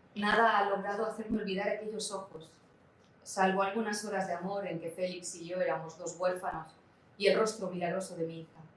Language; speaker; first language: Spanish; non-native, local second language; Catalan